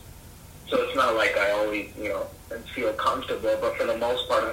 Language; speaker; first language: English; native; English